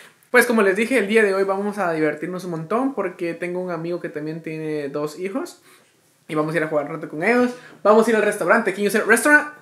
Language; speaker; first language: Spanish; native; Spanish